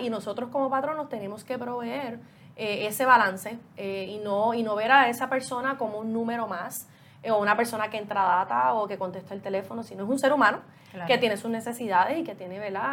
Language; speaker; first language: Spanish; native; Spanish